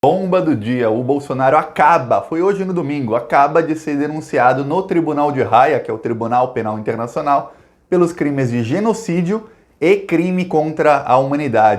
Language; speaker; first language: Portuguese; native; Portuguese